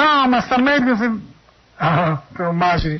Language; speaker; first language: Italian; native; Italian